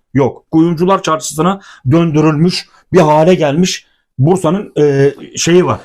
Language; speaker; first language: Turkish; native; Turkish